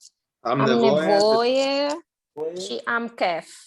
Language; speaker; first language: Romanian; non-native, learner; Spanish